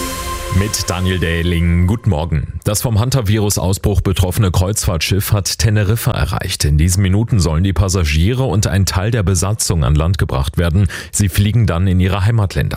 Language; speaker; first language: German; native; German